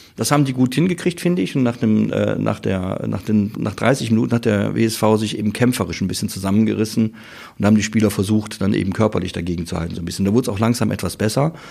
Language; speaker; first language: German; native; German